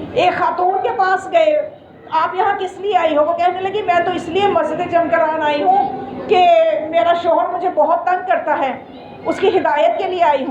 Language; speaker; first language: Urdu; native; Urdu